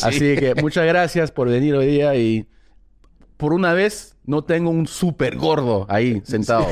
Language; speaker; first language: Spanish; early bilingual, heritage; Spanish